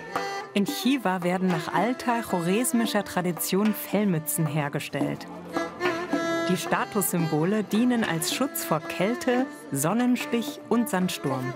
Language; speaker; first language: German; native; German